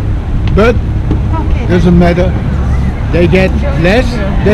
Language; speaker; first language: English; non-native, learner; Dutch